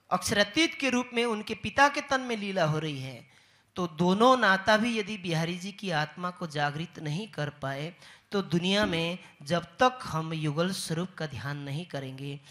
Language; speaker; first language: Hindi; native; Hindi